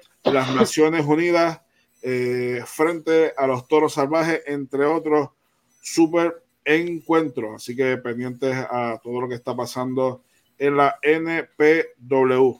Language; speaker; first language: Spanish; native; Spanish